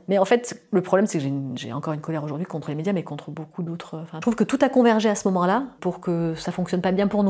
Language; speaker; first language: French; native; French